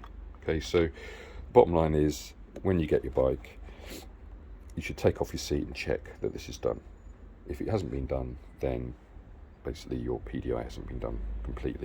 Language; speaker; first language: English; native; English